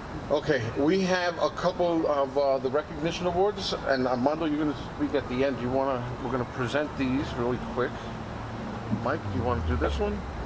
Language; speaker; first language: English; early bilingual, other home language; Spanish